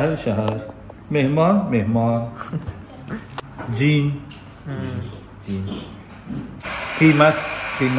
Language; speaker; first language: Hindi; non-native, learner; Azerbaijani